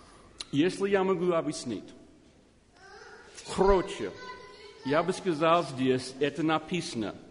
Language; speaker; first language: Russian; non-native, learner; English